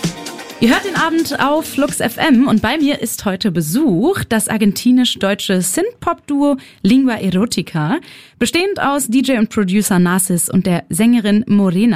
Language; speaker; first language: German; native; German